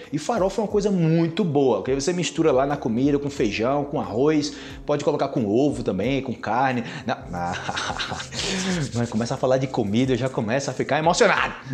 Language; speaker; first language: Portuguese; native; Portuguese